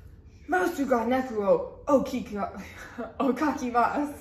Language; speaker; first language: Japanese; non-native, learner; English